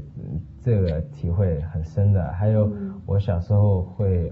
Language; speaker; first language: Chinese; early bilingual, heritage; Chinese